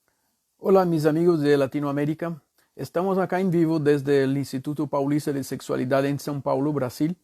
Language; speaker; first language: Spanish; non-native, fluent; Portuguese